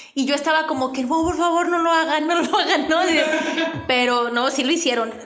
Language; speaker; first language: Spanish; native; Spanish